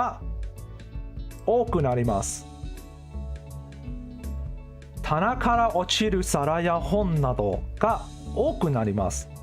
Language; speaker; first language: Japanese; non-native, learner; English